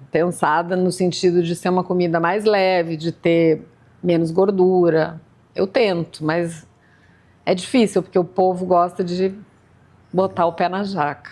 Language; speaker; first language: Portuguese; native; Portuguese